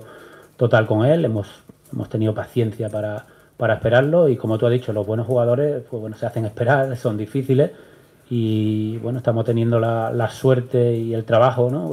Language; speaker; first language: Spanish; native; Spanish